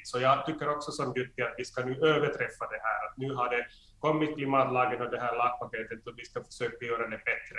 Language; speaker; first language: Swedish; non-native, fluent; Finnish